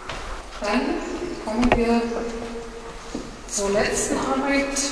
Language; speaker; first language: German; native; German